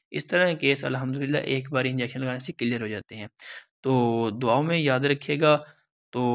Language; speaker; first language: Urdu; non-native, local second language; Punjabi